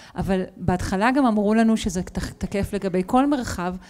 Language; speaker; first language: Hebrew; native; Hebrew